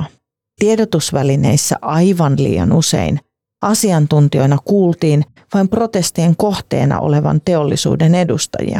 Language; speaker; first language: Finnish; native; Finnish